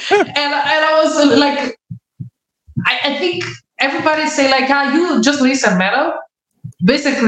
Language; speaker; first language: English; non-native, learner; Portuguese